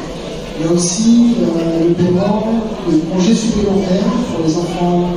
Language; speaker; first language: French; native; French